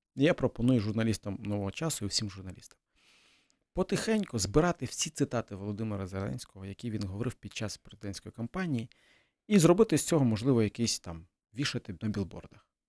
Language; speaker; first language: Ukrainian; early bilingual, other home language; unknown